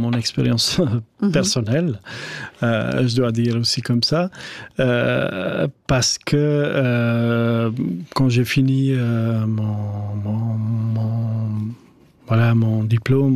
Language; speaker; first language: French; non-native, fluent; Albanian